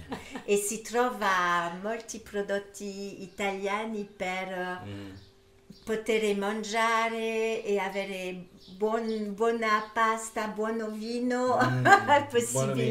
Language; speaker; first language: Italian; early bilingual, heritage; French